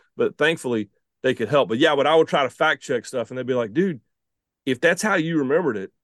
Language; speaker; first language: English; native; English